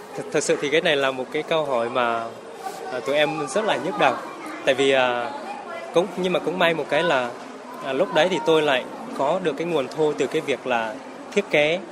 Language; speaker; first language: Vietnamese; non-native, local second language; Hmong